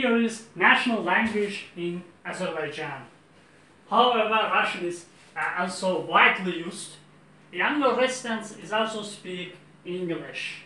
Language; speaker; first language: English; non-native, learner; Azerbaijani